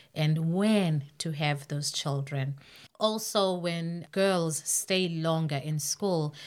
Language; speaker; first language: English; non-native, local second language; North Ndebele